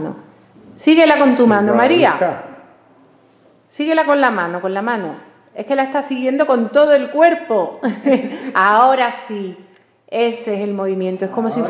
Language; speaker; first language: Spanish; native; Spanish